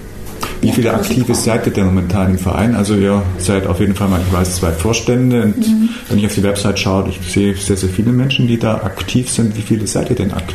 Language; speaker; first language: German; native; German